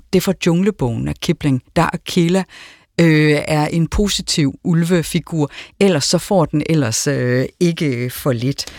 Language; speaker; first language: Danish; native; Danish